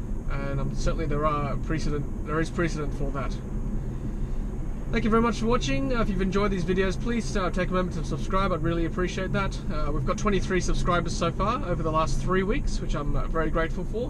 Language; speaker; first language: English; native; English